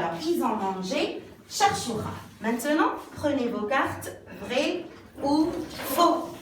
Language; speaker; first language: French; non-native, local second language; Arabic